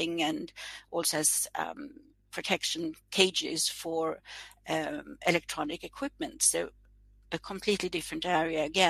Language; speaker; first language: English; non-native, fluent; Swedish